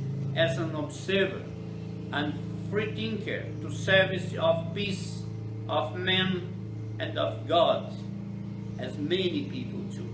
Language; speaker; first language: English; non-native, fluent; Portuguese